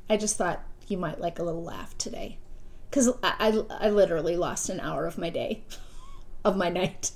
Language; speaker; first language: English; native; English